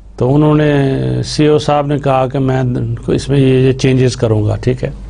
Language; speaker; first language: Urdu; native; Urdu